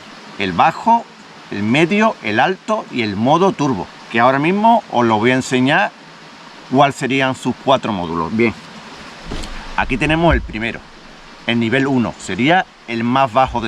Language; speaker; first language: Spanish; native; Spanish